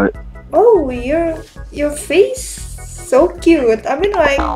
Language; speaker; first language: English; non-native, learner; Indonesian